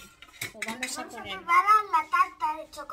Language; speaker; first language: Spanish; early bilingual, other home language; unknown